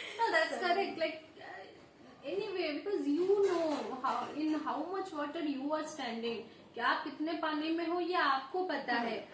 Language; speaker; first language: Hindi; non-native, local second language; Odia